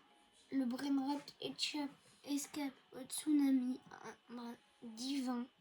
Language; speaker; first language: French; native; French